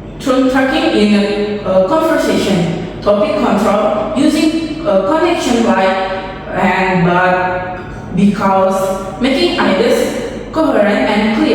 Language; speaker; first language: English; non-native, learner; Indonesian